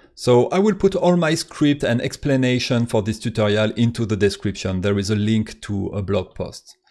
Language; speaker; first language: English; non-native, fluent; French